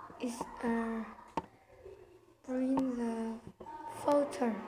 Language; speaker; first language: English; non-native, learner; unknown